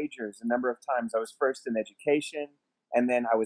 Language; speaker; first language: English; native; English